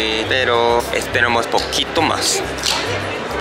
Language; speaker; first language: Spanish; non-native, learner; Japanese